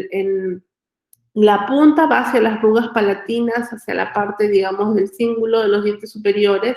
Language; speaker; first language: Spanish; native; Spanish